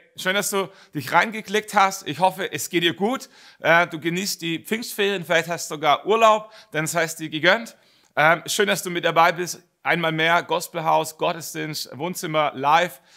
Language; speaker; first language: German; native; German